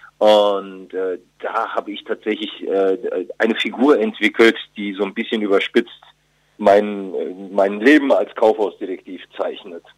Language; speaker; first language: German; early bilingual, other home language; Turkish